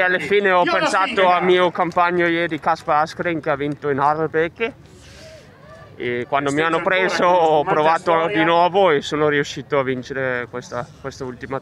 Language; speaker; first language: Italian; non-native, fluent; Danish